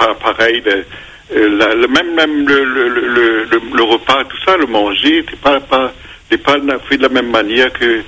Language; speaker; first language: French; non-native, local second language; Réunion Creole French